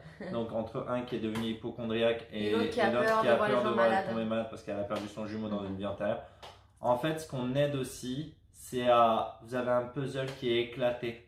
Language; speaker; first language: French; native; French